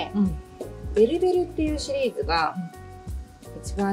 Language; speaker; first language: Japanese; native; Japanese